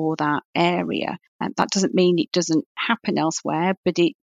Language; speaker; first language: English; native; English